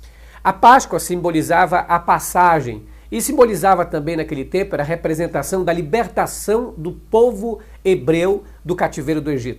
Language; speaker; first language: Portuguese; native; Portuguese